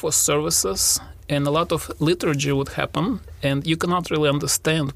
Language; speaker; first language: English; non-native, fluent; Russian